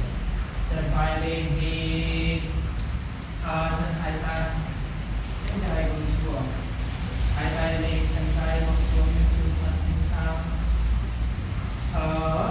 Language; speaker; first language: Vietnamese; non-native, fluent; Hindi